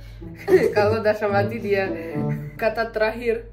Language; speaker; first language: Indonesian; non-native, learner; Russian